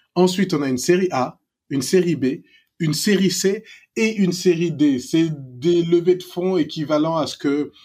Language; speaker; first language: French; non-native, local second language; Wolof